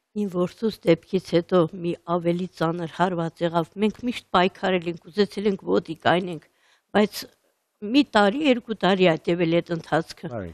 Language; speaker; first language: Armenian; native; Armenian